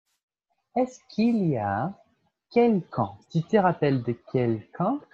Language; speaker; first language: French; non-native, fluent; Portuguese